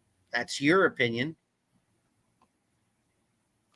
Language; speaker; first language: English; native; English